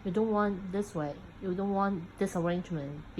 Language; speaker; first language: English; non-native, local second language; Cantonese